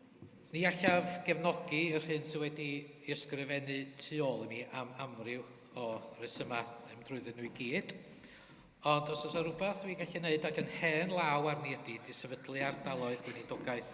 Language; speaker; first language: Welsh; native; Welsh